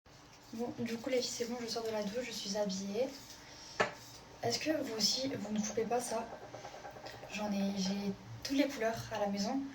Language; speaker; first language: French; native; French